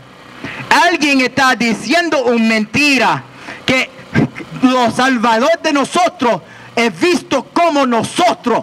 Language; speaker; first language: Spanish; non-native, learner; English